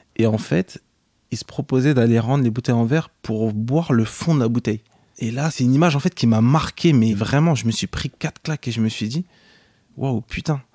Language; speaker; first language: French; native; French